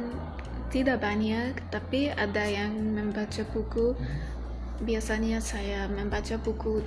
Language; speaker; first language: Indonesian; non-native, learner; Arabic